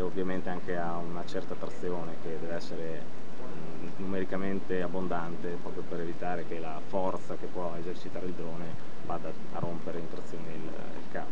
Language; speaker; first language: Italian; native; Italian